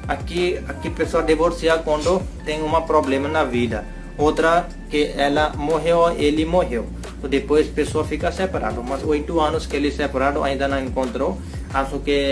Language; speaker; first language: Portuguese; non-native, learner; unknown